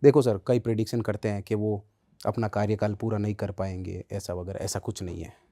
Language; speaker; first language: Hindi; native; Hindi